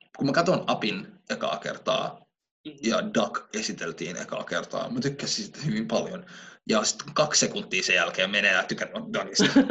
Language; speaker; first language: Finnish; early bilingual, other home language; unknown